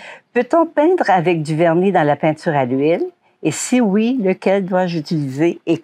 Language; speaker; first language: French; native; French